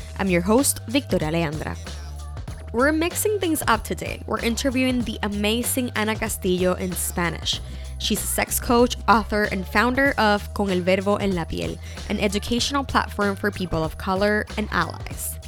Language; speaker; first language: English; non-native, local second language; Spanish